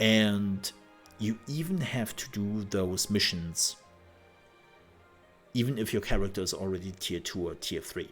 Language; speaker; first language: English; non-native, fluent; German